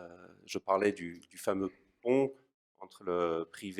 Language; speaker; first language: French; native; French